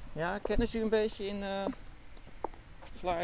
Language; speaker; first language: Dutch; native; Dutch